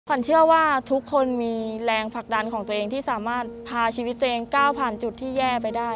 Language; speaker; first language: Thai; native; Thai